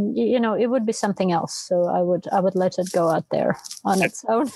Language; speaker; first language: English; non-native, fluent; Russian